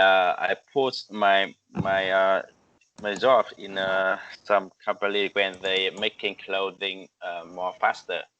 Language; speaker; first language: English; non-native, learner; Vietnamese